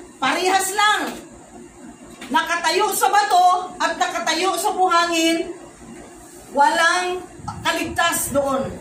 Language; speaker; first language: Filipino; non-native, local second language; Cebuano